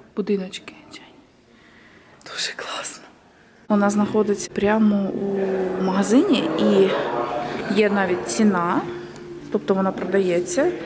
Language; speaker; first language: Ukrainian; native; Ukrainian